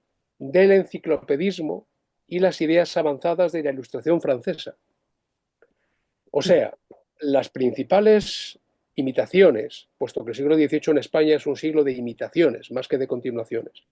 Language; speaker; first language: Spanish; native; Spanish